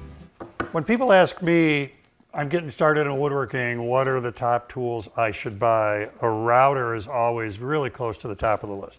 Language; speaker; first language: English; native; English